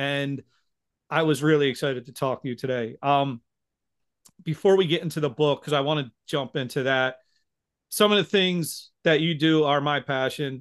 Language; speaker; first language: English; native; English